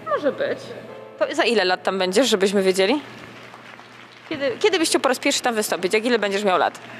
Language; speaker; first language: Polish; native; Polish